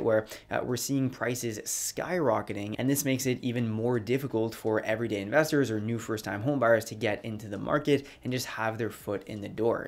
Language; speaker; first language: English; native; English